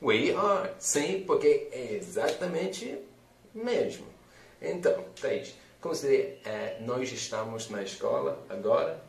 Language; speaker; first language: Portuguese; non-native, fluent; English